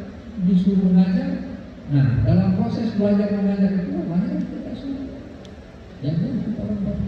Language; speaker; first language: Indonesian; non-native, local second language; Buginese